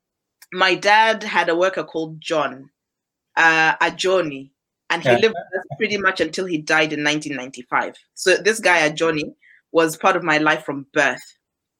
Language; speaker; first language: English; non-native, local second language; Nyanja